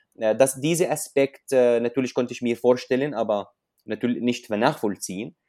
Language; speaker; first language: German; non-native, fluent; Arabic